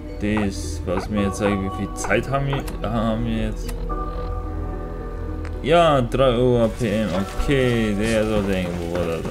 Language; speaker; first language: German; non-native, fluent; Polish